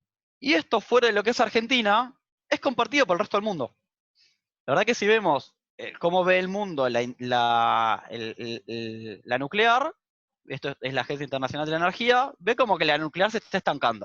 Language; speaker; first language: Spanish; native; Spanish